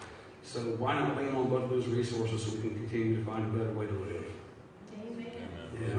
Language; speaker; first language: English; native; English